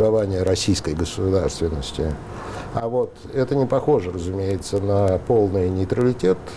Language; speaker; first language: Russian; native; Russian